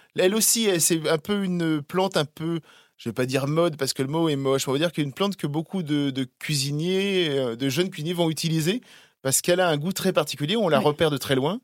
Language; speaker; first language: French; native; French